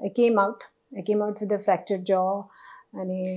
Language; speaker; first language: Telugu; non-native, learner; Hindi